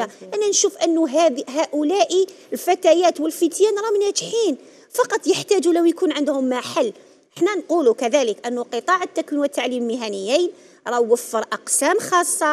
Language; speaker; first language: Arabic; native; Arabic